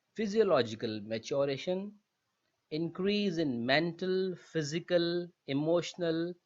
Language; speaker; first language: English; non-native, local second language; Urdu